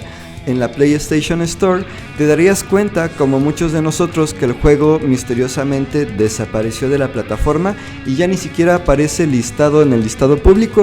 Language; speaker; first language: Spanish; native; Spanish